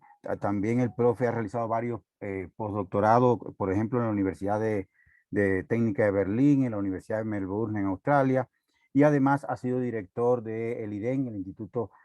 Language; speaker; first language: Spanish; native; Spanish